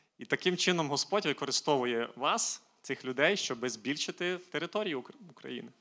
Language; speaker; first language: Ukrainian; native; Ukrainian